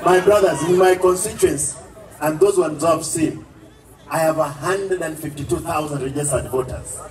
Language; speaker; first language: English; non-native, local second language; Gusii